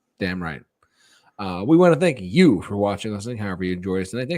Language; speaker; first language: English; native; English